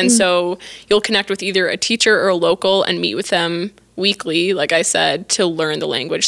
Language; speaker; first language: English; native; English